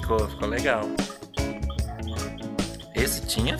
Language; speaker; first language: Portuguese; native; Portuguese